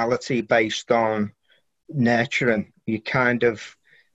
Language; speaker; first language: English; native; English